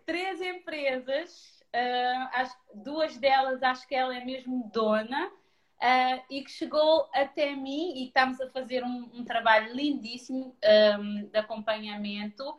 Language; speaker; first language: Portuguese; non-native, local second language; Kabuverdianu